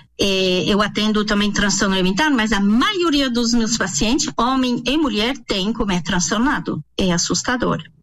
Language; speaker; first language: Portuguese; non-native, fluent; French